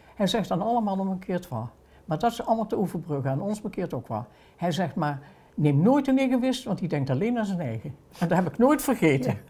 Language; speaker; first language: Dutch; native; Dutch